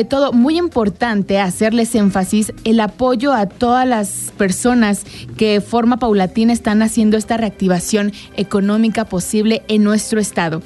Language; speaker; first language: Spanish; native; Spanish